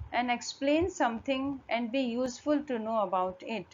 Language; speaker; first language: English; non-native, local second language; Hindi